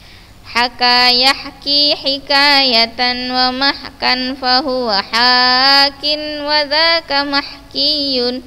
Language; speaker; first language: Arabic; non-native, fluent; Indonesian